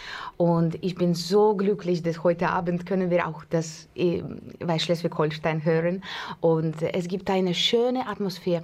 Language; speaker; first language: German; non-native, fluent; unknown